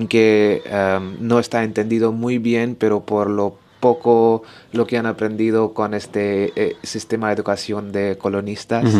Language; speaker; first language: Spanish; non-native, learner; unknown